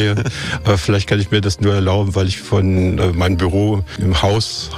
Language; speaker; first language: German; native; German